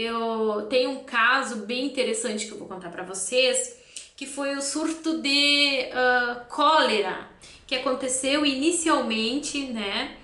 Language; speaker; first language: Portuguese; native; Portuguese